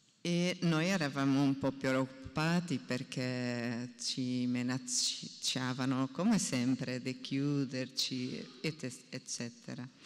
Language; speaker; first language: Italian; non-native, fluent; Portuguese